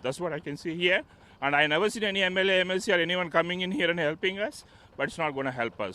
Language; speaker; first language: English; non-native, local second language; Telugu